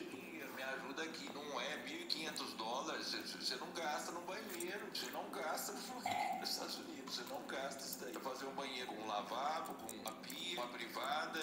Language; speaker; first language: Portuguese; native; Portuguese